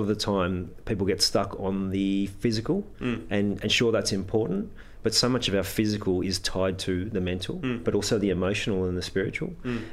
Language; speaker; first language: English; native; English